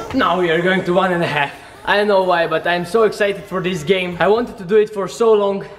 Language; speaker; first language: English; non-native, fluent; Bulgarian